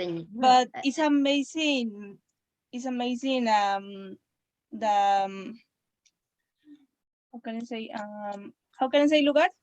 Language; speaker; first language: English; non-native, learner; Spanish